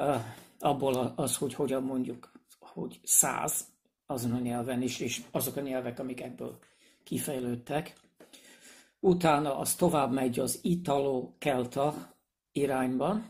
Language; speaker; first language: Hungarian; non-native, fluent; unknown